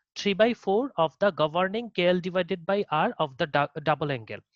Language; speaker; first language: English; non-native, local second language; Bangla